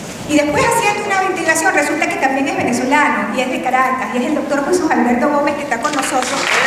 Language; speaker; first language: Spanish; native; Spanish